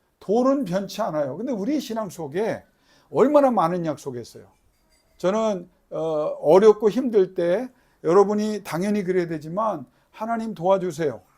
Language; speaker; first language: Korean; native; Korean